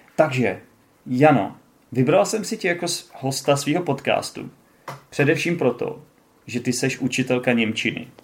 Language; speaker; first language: Czech; native; Czech